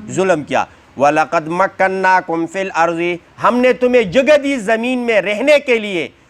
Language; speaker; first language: Urdu; non-native, local second language; Pashto